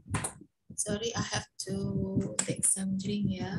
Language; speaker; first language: English; non-native, fluent; Indonesian